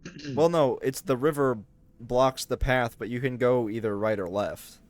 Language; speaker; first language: English; native; English